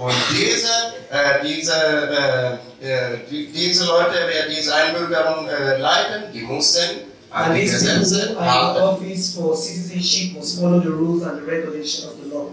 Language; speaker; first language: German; non-native, learner; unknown